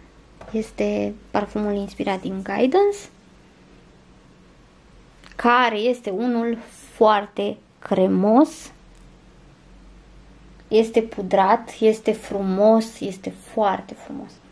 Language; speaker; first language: Romanian; native; Romanian